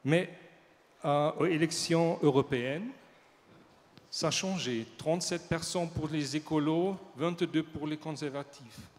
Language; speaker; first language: French; non-native, learner; German